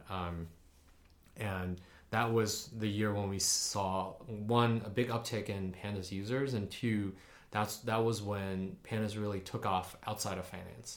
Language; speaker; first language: English; early bilingual, other home language; Chinese